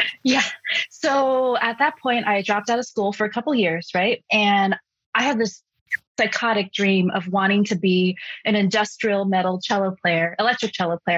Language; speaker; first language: English; early bilingual, other home language; Chinese